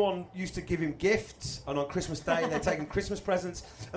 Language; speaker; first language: English; native; English